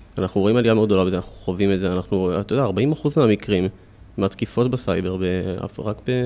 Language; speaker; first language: Hebrew; native; Hebrew